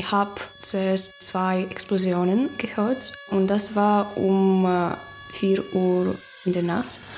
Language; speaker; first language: German; non-native, learner; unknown